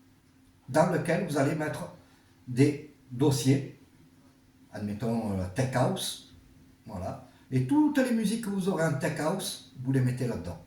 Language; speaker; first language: French; native; French